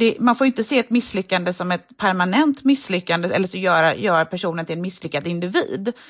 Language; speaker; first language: Swedish; native; Swedish